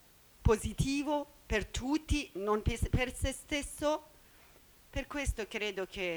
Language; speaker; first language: Italian; non-native, learner; Persian